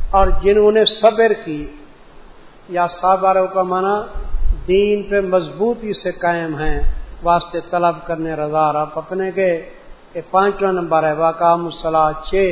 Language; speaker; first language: Urdu; non-native, local second language; Punjabi